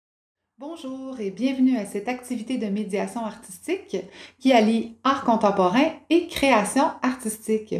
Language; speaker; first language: French; native; French